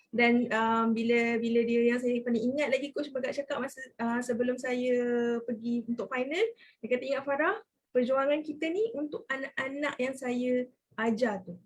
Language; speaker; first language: Malay; native; Malay